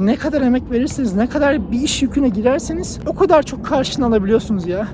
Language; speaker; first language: Turkish; native; Turkish